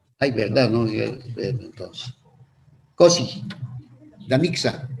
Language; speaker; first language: Spanish; native; Spanish